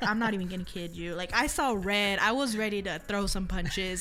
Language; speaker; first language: English; early bilingual, other home language; Spanish